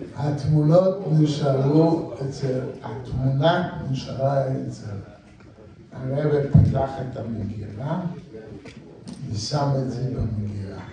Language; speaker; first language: Hebrew; non-native, fluent; Yiddish